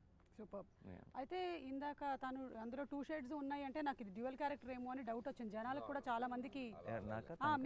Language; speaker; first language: Telugu; native; Telugu